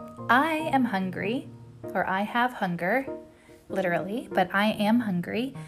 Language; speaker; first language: English; native; English